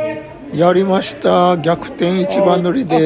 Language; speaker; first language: Japanese; native; Japanese